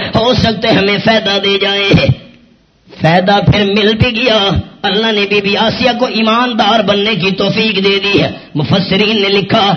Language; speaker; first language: Urdu; non-native, local second language; Pashto